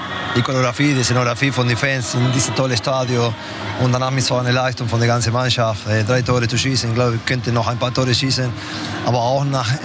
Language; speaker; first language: German; non-native, fluent; Spanish